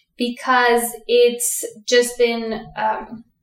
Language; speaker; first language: English; early bilingual, other home language; Russian